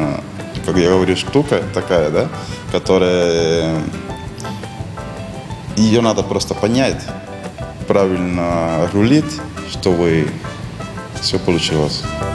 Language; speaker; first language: Russian; non-native, fluent; Spanish